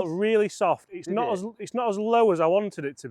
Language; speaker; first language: English; native; English